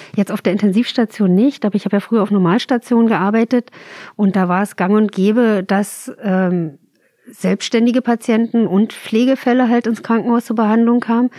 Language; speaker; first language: German; native; German